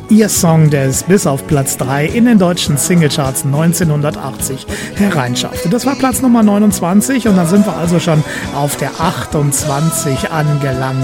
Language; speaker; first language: German; native; German